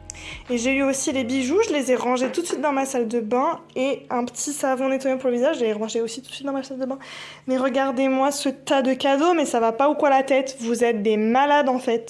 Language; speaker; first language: French; native; French